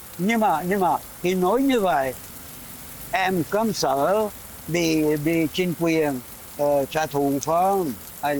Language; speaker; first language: Vietnamese; non-native, fluent; French